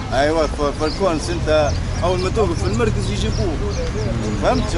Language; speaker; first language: Arabic; native; Arabic